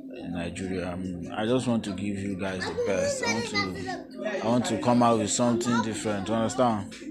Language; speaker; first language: English; non-native, local second language; Igbo